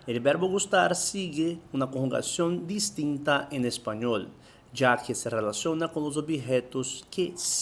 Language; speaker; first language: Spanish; non-native, fluent; Portuguese